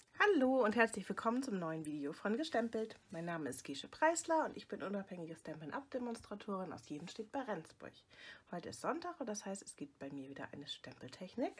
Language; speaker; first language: German; native; German